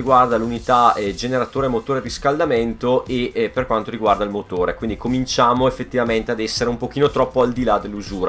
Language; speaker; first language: Italian; native; Italian